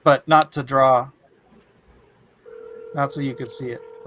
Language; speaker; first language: English; native; English